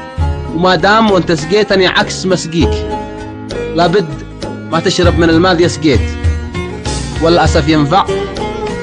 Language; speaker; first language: Arabic; native; Arabic